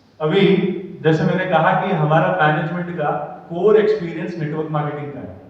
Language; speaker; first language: Hindi; native; Hindi